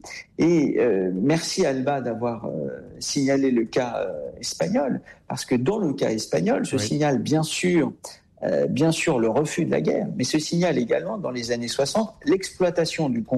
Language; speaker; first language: French; native; French